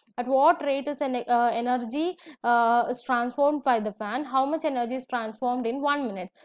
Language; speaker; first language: English; non-native, local second language; Malayalam